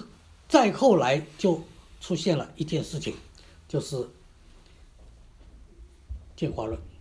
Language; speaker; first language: Chinese; native; Chinese